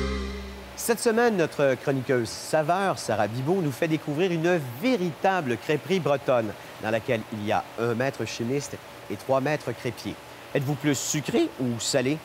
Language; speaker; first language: French; native; French